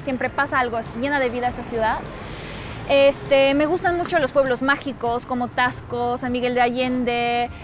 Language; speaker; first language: Spanish; non-native, fluent; Polish